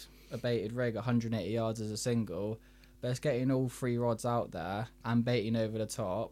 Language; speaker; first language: English; native; English